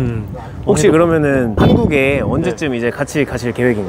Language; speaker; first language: Korean; native; Korean